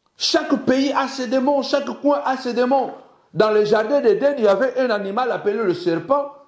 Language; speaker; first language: French; early bilingual, other home language; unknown